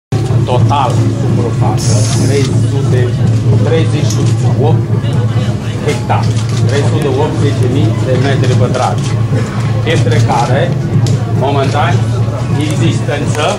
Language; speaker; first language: Romanian; non-native, learner; Chinese